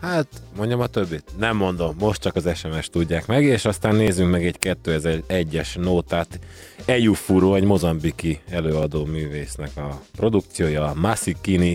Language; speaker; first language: Hungarian; native; Hungarian